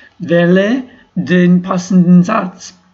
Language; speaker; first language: German; non-native, fluent; Ukrainian